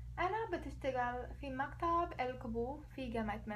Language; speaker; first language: Arabic; non-native, learner; English